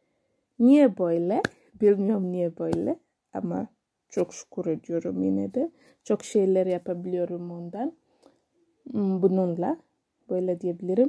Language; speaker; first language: Turkish; non-native, learner; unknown